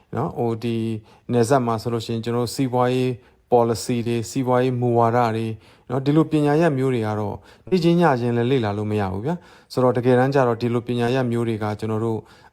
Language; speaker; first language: Burmese; non-native, local second language; S'gaw Karen